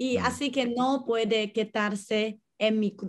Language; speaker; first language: Spanish; non-native, learner; Chinese